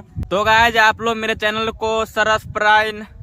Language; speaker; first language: Hindi; non-native, local second language; Maithili